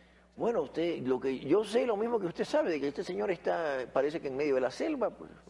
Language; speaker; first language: Spanish; native; Spanish